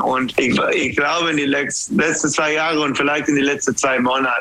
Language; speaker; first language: German; non-native, learner; English